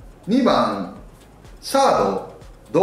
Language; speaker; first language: Japanese; native; Japanese